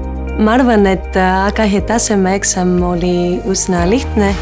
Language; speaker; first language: Estonian; non-native, learner; Greek